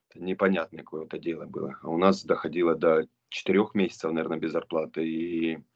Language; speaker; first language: Russian; non-native, local second language; Romanian